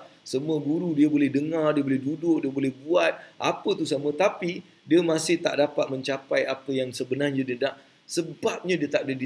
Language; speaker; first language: Malay; native; Malay